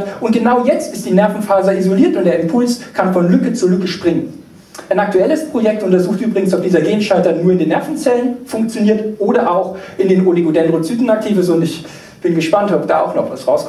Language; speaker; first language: German; native; German